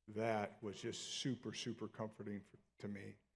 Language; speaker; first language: English; native; English